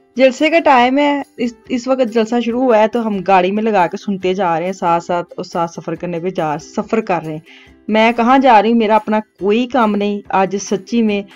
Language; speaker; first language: Urdu; non-native, local second language; Punjabi